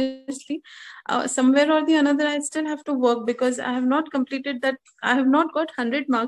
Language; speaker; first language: English; non-native, local second language; Hindi